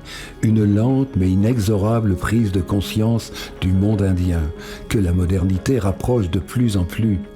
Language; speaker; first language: French; native; French